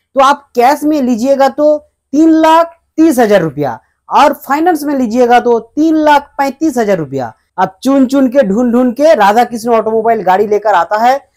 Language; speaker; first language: Hindi; non-native, local second language; Bangla